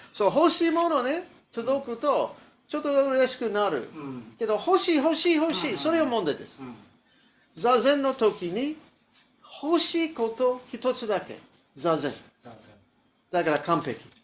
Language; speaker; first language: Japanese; non-native, learner; English